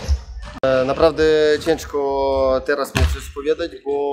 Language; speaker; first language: Polish; non-native, fluent; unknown